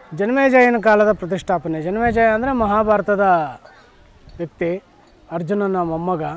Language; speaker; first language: Kannada; native; Kannada